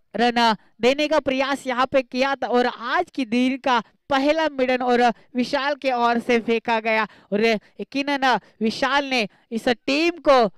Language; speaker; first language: Hindi; non-native, local second language; Marathi